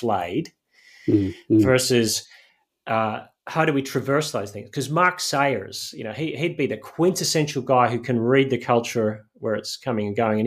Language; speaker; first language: English; native; English